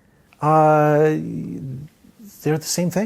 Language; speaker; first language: English; native; English